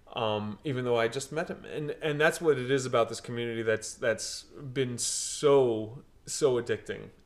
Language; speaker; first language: English; early bilingual, other home language; Portuguese